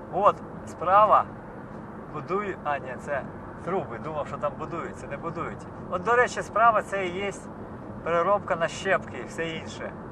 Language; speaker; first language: Ukrainian; non-native, local second language; Russian